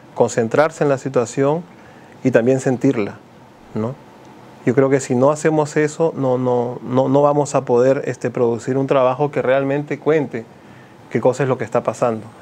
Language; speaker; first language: Spanish; native; Spanish